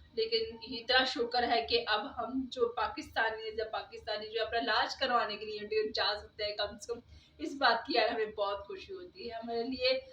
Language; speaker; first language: Urdu; non-native, local second language; Punjabi